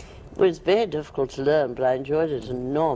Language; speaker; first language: English; native; English